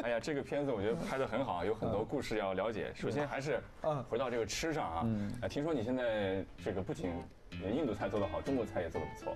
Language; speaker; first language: Chinese; native; Chinese